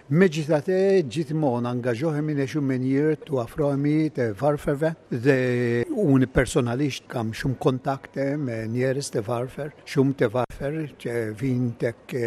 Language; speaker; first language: Albanian; non-native, fluent; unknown